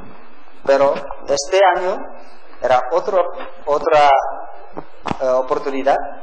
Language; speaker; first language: Spanish; non-native, learner; Korean